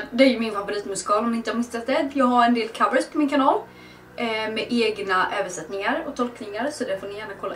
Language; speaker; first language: Swedish; native; Swedish